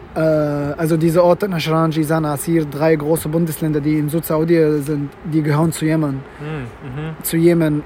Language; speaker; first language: German; non-native, fluent; Arabic